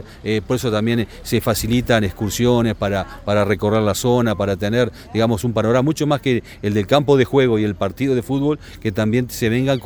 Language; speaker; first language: Spanish; native; Spanish